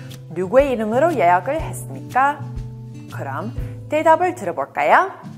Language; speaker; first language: Korean; non-native, fluent; English